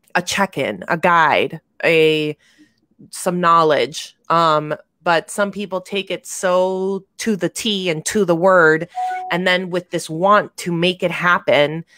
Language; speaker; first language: English; native; English